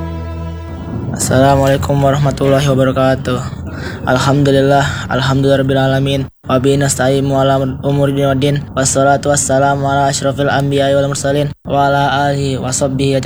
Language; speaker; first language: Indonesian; native; Indonesian